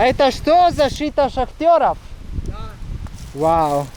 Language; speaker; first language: Russian; non-native, learner; Italian